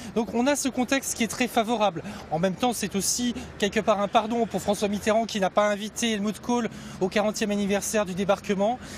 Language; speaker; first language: French; native; French